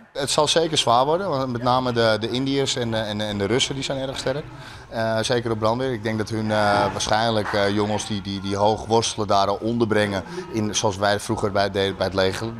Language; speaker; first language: Dutch; native; Dutch